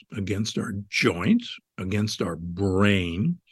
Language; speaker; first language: English; native; English